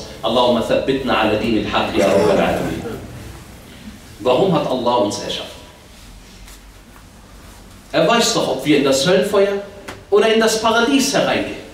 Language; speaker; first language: German; early bilingual, other home language; Arabic